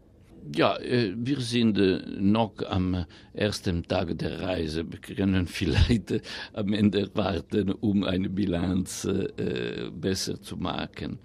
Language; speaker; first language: German; non-native, fluent; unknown